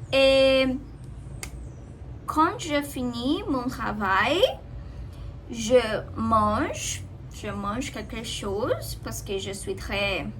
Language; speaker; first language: French; non-native, learner; Portuguese